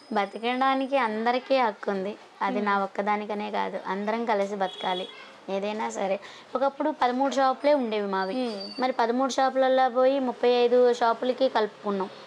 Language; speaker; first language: Telugu; native; Telugu